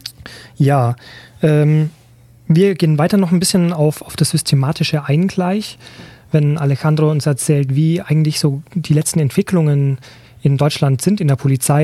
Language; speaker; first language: German; native; German